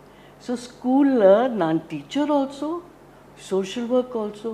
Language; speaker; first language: Tamil; non-native, learner; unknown